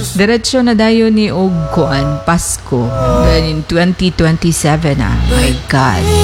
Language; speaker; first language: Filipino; non-native, local second language; Cebuano